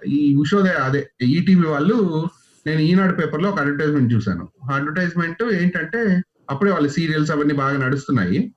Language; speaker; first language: Telugu; native; Telugu